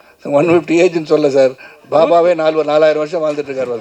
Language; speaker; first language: Tamil; native; Tamil